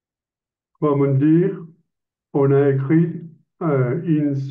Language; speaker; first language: French; non-native, learner; Spanish